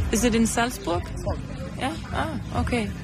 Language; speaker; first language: English; non-native, fluent; Danish